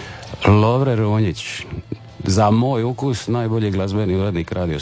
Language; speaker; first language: Serbian; native; Serbian